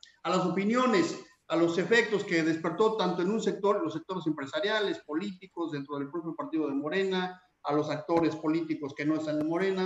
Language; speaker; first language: Spanish; native; Spanish